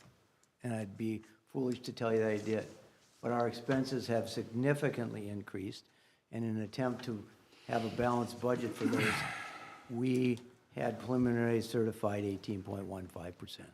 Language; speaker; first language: English; native; English